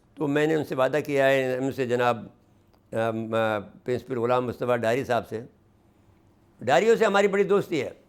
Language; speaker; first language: Urdu; native; Urdu